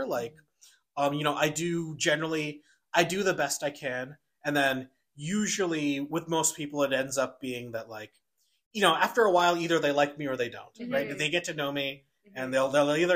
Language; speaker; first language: English; native; English